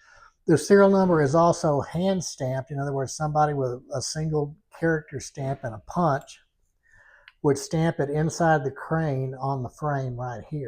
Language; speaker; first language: English; native; English